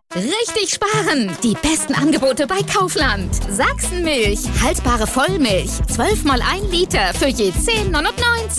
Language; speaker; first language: German; native; German